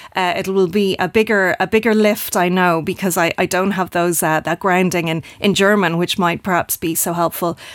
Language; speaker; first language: English; native; English